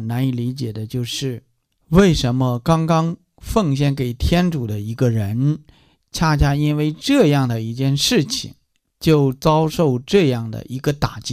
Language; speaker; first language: Chinese; native; Chinese